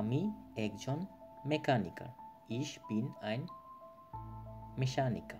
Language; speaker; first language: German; non-native, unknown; Bangla